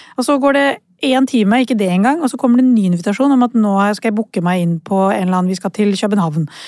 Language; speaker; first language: Norwegian; early bilingual, other home language; Urdu